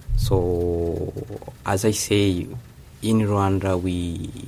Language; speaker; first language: English; non-native, local second language; Kinyarwanda